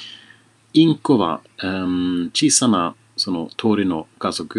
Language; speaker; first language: Japanese; non-native, fluent; Swedish